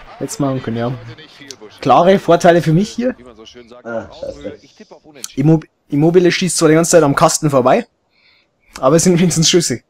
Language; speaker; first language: German; native; German